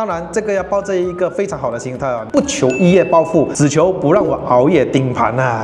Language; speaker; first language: Chinese; native; Chinese